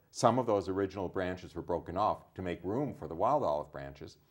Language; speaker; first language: English; native; English